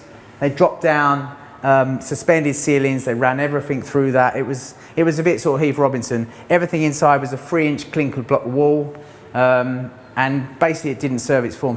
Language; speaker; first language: English; native; English